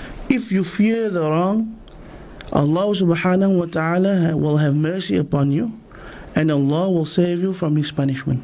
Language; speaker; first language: English; native; English